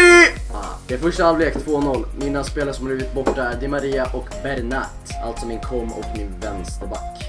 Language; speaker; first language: Swedish; native; Swedish